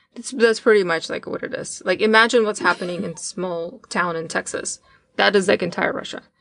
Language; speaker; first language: English; non-native, fluent; Russian